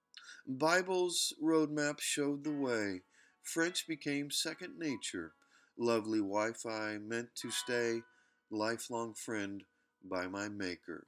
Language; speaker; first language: English; native; English